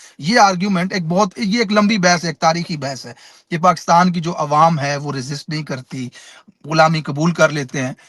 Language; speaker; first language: Urdu; non-native, local second language; Pashto